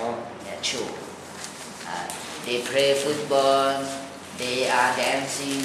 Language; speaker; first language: English; non-native, learner; Thai